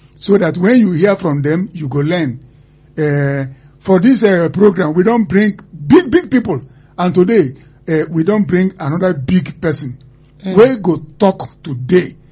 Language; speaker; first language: Nigerian Pidgin; non-native, local second language; Igbo